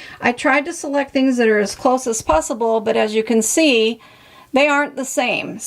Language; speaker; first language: English; native; English